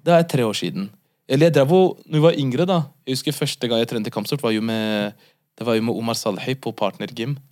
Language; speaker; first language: Norwegian; early bilingual, other home language; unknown